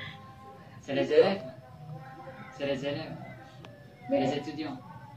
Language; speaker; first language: French; non-native, fluent; Indonesian